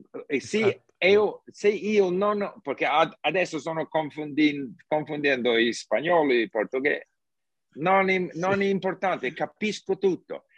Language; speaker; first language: Italian; non-native, learner; English